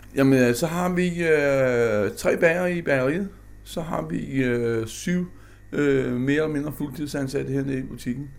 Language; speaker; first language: Danish; native; Danish